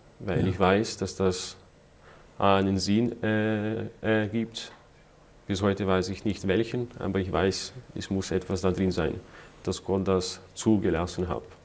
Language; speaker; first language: German; non-native, fluent; Ukrainian